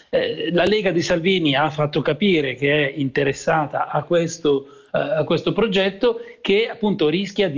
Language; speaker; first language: Italian; native; Italian